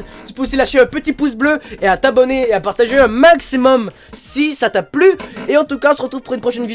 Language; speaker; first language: French; native; French